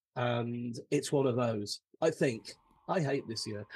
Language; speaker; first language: English; native; English